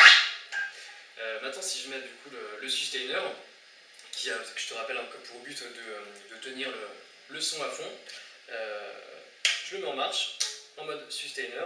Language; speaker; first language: French; native; French